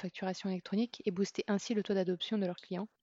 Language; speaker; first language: French; native; French